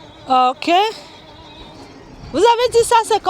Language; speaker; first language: French; non-native, fluent; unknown